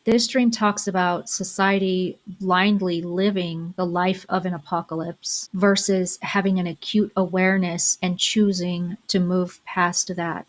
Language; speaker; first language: English; native; English